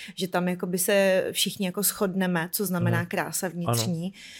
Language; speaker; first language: Czech; non-native, fluent; Ukrainian